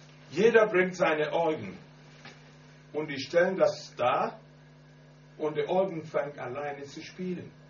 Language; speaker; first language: German; non-native, learner; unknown